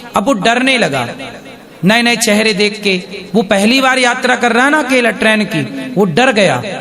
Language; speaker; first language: Hindi; native; Hindi